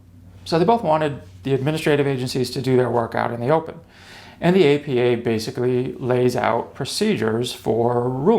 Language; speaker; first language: English; native; English